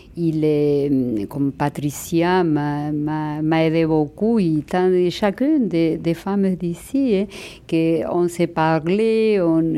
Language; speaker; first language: French; non-native, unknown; Spanish